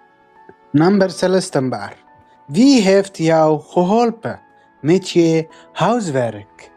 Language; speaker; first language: Dutch; non-native, learner; Tigrinya